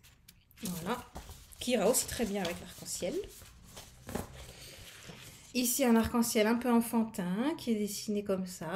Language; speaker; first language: French; native; French